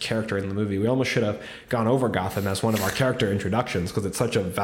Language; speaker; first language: English; native; English